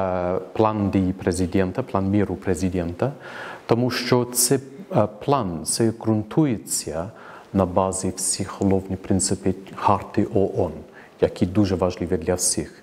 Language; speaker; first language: Ukrainian; non-native, fluent; English